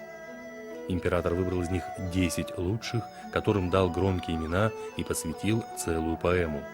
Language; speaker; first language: Russian; native; Russian